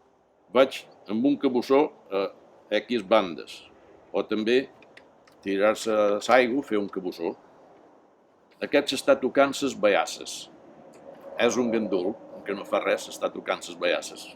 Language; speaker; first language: Catalan; native; Catalan